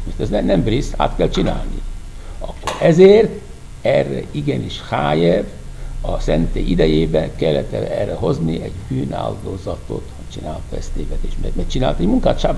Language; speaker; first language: Hungarian; non-native, fluent; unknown